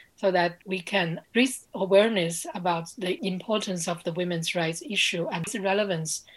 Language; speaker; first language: English; non-native, fluent; Chinese